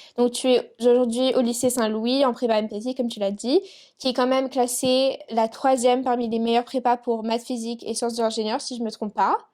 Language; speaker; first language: French; native; French